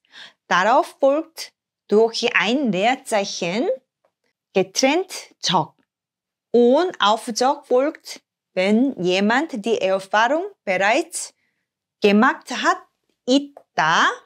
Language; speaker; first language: German; non-native, fluent; Korean